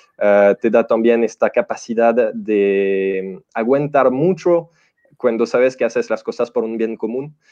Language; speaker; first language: Spanish; non-native, fluent; French